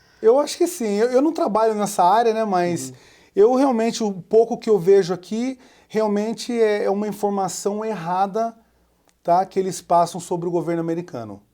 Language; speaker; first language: Portuguese; native; Portuguese